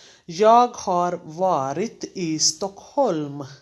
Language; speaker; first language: Swedish; non-native, fluent; Hindi